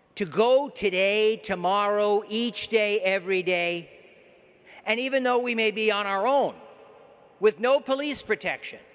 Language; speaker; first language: English; native; English